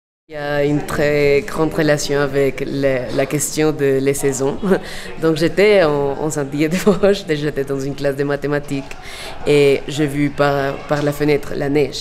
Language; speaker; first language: French; non-native, fluent; Spanish